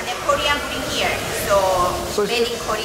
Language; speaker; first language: English; non-native, learner; Korean